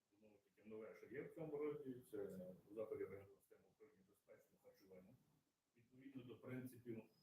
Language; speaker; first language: Ukrainian; native; Ukrainian